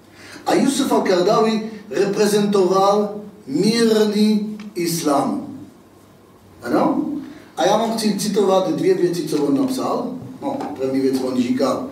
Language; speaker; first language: Czech; non-native, fluent; Hebrew